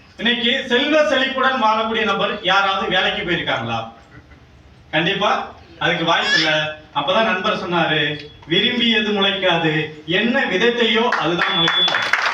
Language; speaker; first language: Tamil; native; Tamil